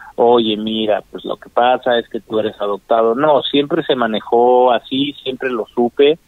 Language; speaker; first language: Spanish; native; Spanish